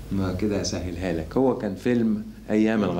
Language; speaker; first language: Arabic; native; Arabic